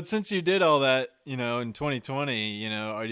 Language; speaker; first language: English; native; English